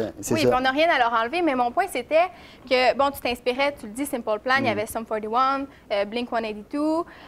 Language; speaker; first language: French; native; French